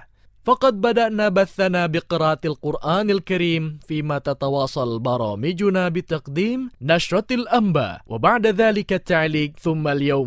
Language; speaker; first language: Arabic; non-native, fluent; Indonesian